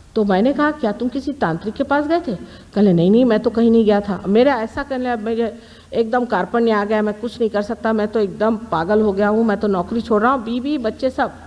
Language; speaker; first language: Hindi; non-native, local second language; Marathi